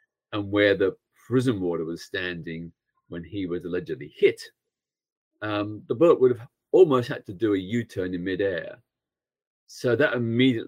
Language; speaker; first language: English; native; English